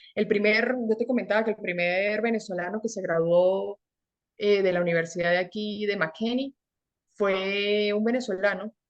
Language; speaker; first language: Spanish; native; Spanish